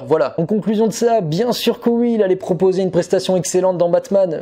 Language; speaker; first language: French; native; French